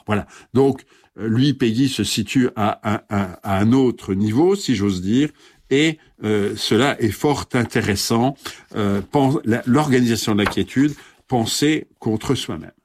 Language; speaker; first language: French; native; French